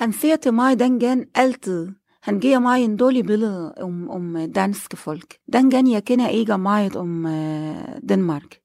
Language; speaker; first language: Danish; non-native, learner; Arabic